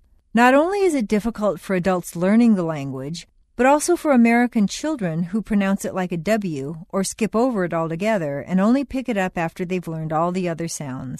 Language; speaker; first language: English; native; English